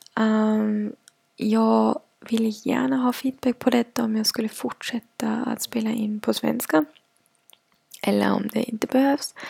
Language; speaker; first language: Swedish; non-native, fluent; German